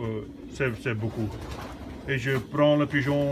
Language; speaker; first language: French; non-native, learner; Dutch